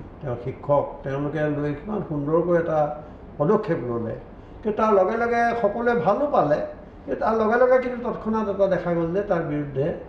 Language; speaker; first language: Assamese; native; Assamese